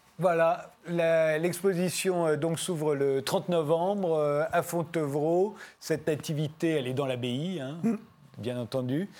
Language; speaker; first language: French; native; French